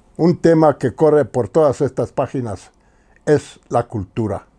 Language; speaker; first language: Spanish; early bilingual, heritage; Spanish